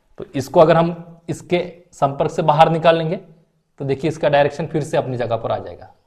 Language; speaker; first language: Hindi; non-native, local second language; Marathi